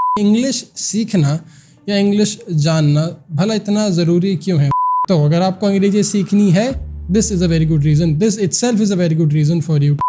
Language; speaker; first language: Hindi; non-native, local second language; Bangla